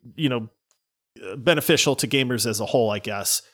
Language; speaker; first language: English; native; English